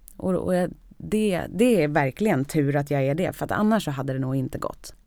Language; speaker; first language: Swedish; native; Swedish